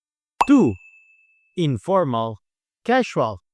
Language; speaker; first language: Spanish; non-native, fluent; English